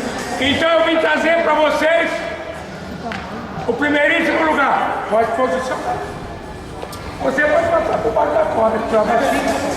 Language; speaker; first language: Portuguese; native; Portuguese